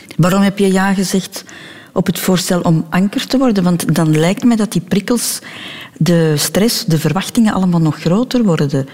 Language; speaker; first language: Dutch; native; Dutch